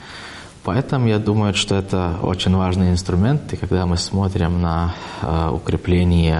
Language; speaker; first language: Russian; non-native, fluent; Lithuanian